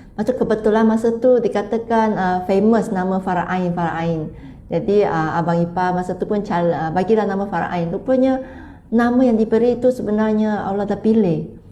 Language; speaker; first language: Malay; non-native, local second language; Chinese